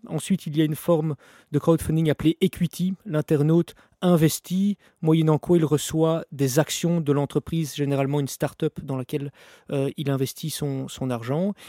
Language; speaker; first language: French; native; French